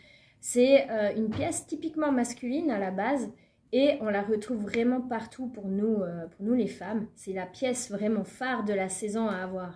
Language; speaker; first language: French; native; French